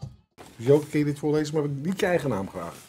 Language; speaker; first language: Dutch; native; Dutch